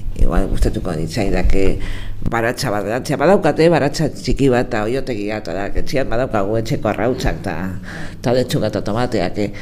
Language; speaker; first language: Basque; non-native, local second language; Spanish